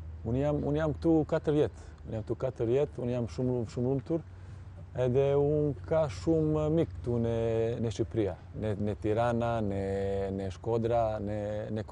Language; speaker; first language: Albanian; non-native, learner; Serbian